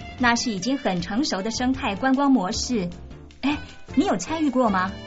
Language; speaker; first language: Chinese; native; Chinese